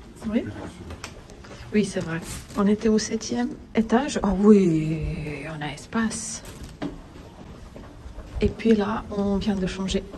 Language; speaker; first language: French; non-native, learner; Croatian